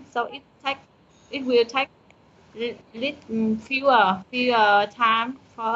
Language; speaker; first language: English; non-native, learner; Vietnamese